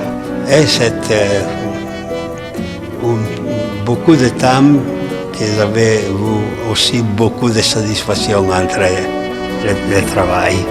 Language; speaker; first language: French; non-native, learner; Italian